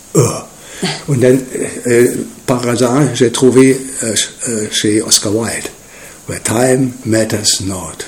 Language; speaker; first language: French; non-native, learner; German